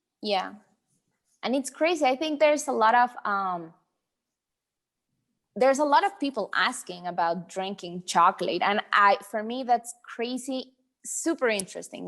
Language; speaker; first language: English; non-native, fluent; Spanish